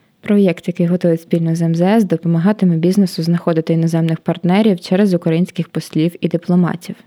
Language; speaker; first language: Ukrainian; native; Ukrainian